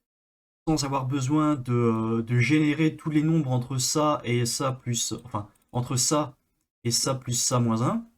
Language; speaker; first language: French; native; French